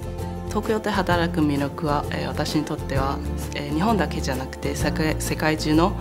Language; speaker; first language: Japanese; non-native, fluent; Chinese